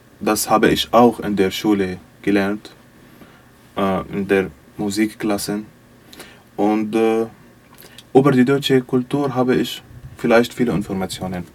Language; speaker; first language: German; non-native, learner; Arabic